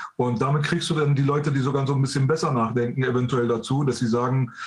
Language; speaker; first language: German; early bilingual, other home language; Persian